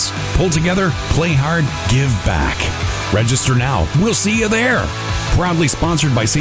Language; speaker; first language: English; native; English